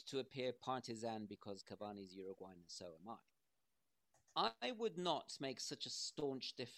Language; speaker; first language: English; native; English